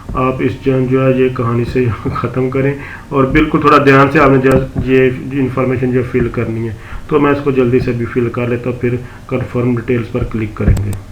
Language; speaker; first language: Urdu; non-native, local second language; Punjabi